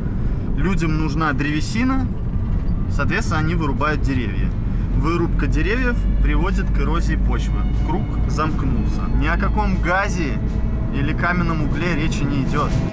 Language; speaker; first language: Russian; native; Russian